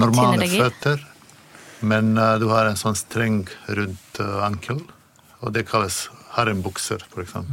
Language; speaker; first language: Norwegian; non-native, fluent; Bosnian